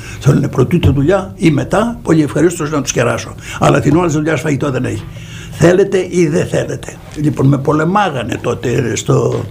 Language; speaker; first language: Greek; native; Greek